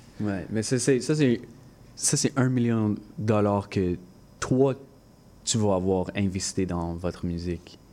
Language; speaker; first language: French; non-native, local second language; English